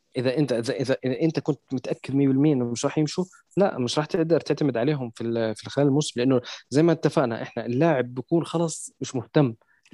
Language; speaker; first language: Arabic; native; Arabic